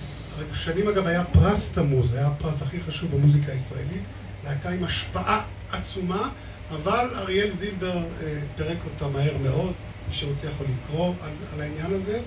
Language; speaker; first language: Hebrew; native; Hebrew